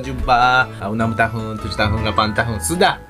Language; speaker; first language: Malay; non-native, learner; Japanese